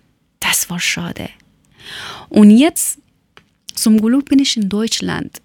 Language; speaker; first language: German; non-native, fluent; Persian